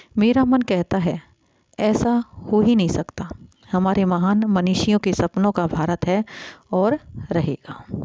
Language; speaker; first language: Hindi; native; Hindi